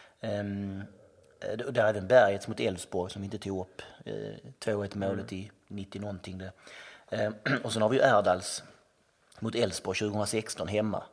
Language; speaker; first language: Swedish; native; Swedish